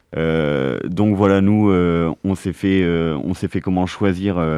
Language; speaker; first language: French; native; French